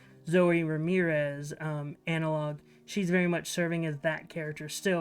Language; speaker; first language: English; native; English